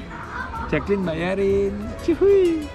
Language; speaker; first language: Indonesian; early bilingual, heritage; German